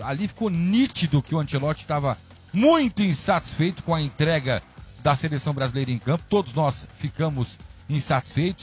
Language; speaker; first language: Portuguese; native; Portuguese